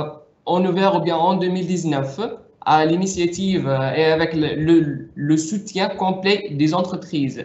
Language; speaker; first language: French; non-native, local second language; Arabic